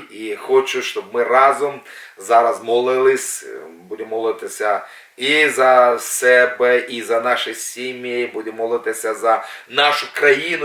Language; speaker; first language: Ukrainian; non-native, local second language; Russian